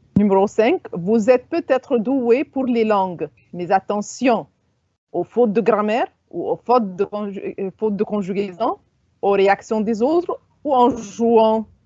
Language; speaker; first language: French; non-native, fluent; Arabic